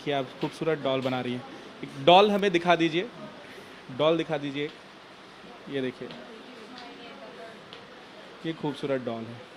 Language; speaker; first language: Hindi; native; Hindi